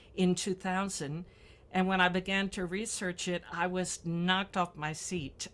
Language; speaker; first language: English; native; English